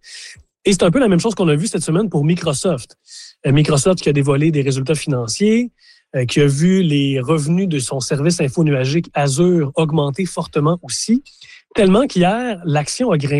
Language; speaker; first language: French; native; French